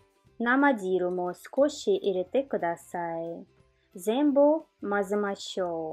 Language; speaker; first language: Japanese; non-native, learner; Russian